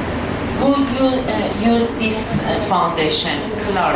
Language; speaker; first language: English; non-native, learner; Persian